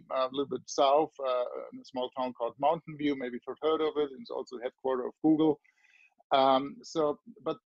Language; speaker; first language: English; non-native, fluent; German